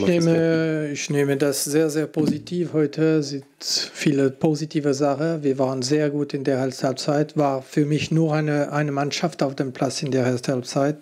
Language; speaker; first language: German; non-native, local second language; French